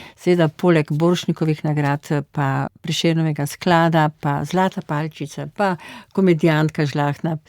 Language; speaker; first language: Slovenian; native; Slovenian